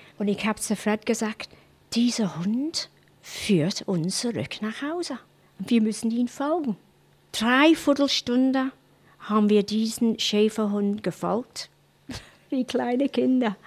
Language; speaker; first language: German; non-native, fluent; English